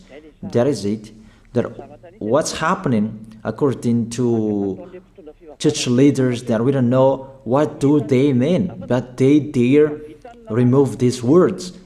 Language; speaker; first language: English; non-native, fluent; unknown